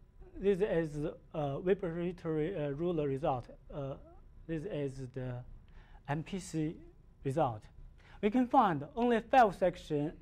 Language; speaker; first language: English; non-native, learner; Chinese